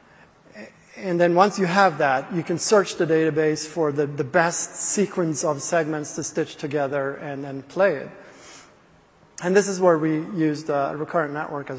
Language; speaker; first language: English; non-native, fluent; Swedish